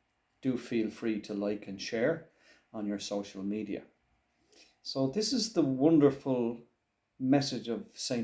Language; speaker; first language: English; native; English